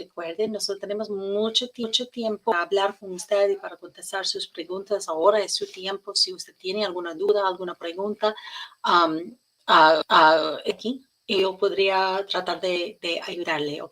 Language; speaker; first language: Spanish; non-native, learner; English